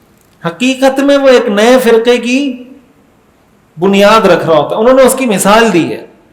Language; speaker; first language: Urdu; native; Urdu